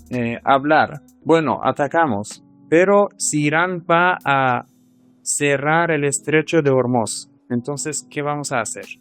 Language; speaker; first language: Spanish; non-native, fluent; Persian